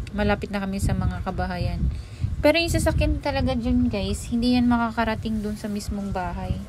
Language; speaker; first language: Filipino; non-native, local second language; Iloko